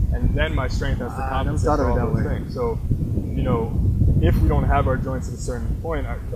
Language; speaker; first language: English; native; English